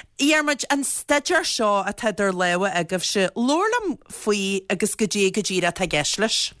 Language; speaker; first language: Irish; native; Irish